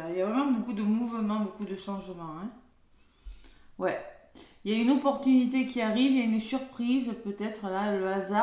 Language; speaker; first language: French; native; French